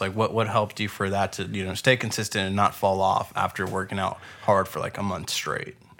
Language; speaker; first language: English; early bilingual, other home language; Spanish